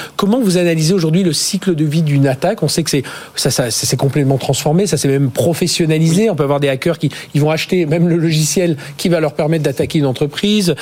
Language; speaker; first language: French; native; French